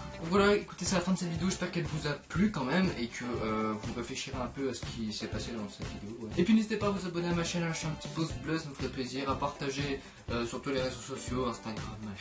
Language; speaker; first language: French; native; French